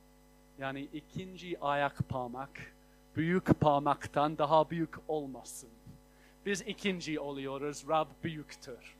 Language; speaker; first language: Turkish; non-native, fluent; English